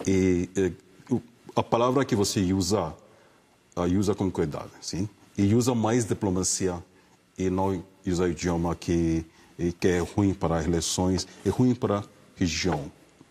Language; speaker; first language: Portuguese; non-native, fluent; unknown